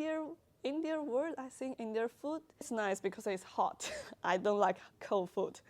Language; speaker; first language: English; non-native, learner; Chinese